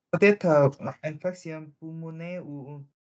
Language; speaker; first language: French; non-native, learner; Vietnamese